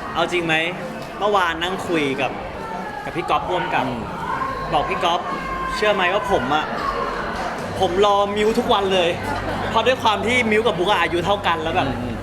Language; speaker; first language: Thai; native; Thai